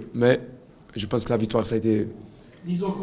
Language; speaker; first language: French; non-native, learner; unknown